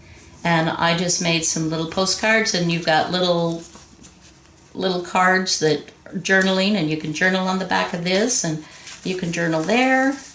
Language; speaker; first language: English; native; English